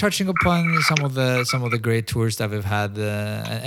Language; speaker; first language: English; non-native, fluent; Norwegian